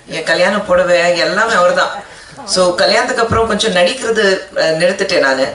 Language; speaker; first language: Tamil; non-native, fluent; Hindi